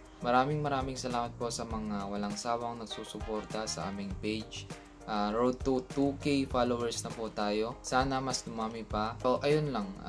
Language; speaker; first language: Filipino; non-native, local second language; Iloko